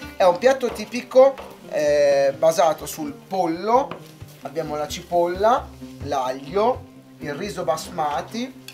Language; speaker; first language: Italian; non-native, fluent; Persian